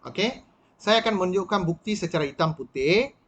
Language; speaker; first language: Malay; non-native, local second language; Tamil